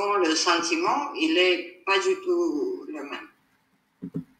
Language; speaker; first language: French; non-native, fluent; Armenian